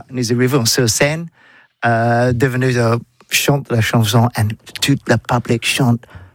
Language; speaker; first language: French; non-native, learner; English